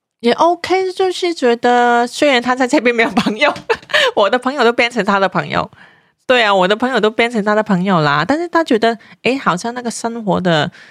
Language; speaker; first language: Chinese; non-native, local second language; Cantonese